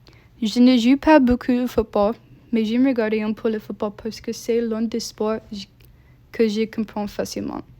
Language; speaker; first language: French; non-native, learner; English